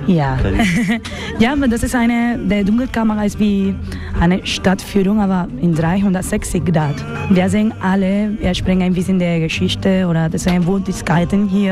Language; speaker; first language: German; non-native, learner; Spanish